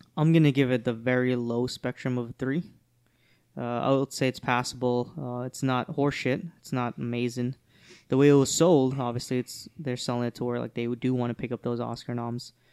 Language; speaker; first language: English; native; English